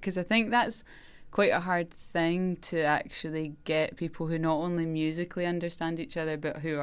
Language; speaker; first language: English; native; English